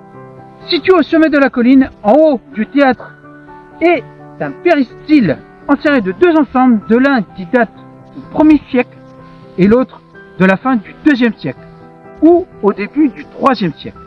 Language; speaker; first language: French; native; French